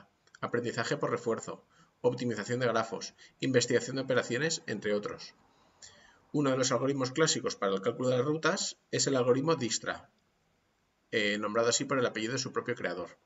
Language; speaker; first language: Spanish; native; Spanish